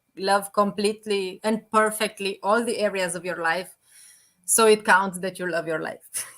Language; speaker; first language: English; non-native, fluent; Romanian